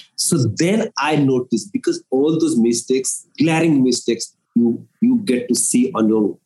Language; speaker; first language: English; non-native, local second language; Odia